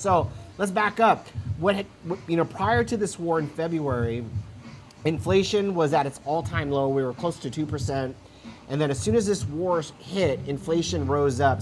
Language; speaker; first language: English; native; English